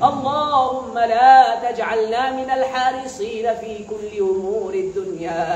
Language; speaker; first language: Arabic; non-native, fluent; Bangla